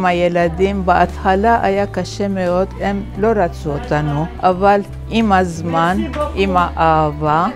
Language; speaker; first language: Hebrew; non-native, learner; French